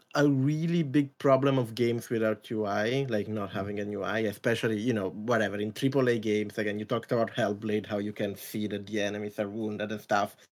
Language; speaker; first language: English; non-native, fluent; Italian